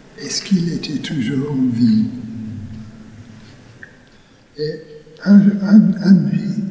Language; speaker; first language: French; non-native, learner; English